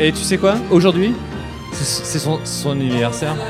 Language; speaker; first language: French; native; French